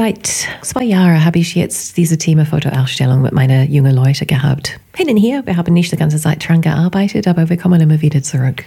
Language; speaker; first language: German; non-native, fluent; English